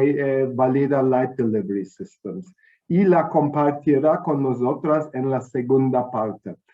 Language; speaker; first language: Spanish; non-native, fluent; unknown